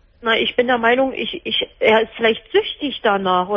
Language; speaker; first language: German; native; German